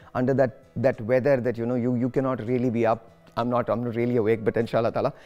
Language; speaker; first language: Urdu; native; Urdu